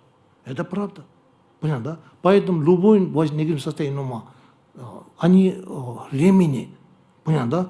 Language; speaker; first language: Russian; non-native, learner; Tibetan